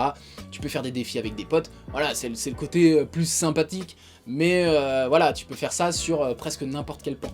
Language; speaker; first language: French; native; French